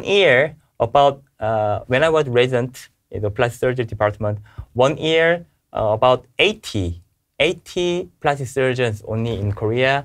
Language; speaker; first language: English; non-native, learner; Korean